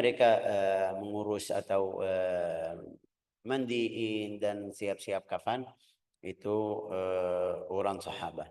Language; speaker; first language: Indonesian; non-native, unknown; Arabic